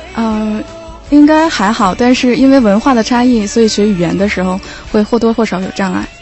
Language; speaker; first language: Chinese; non-native, fluent; Korean